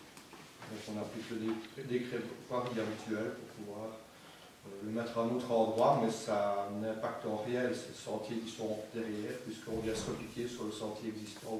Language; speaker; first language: French; native; French